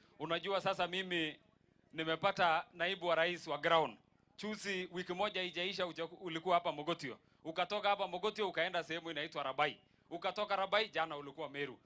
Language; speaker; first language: Swahili; native; Swahili